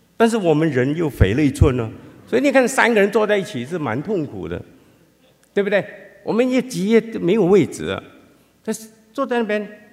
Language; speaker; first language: Chinese; non-native, local second language; Hakka Chinese